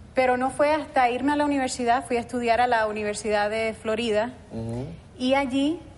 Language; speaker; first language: Spanish; early bilingual, heritage; Spanish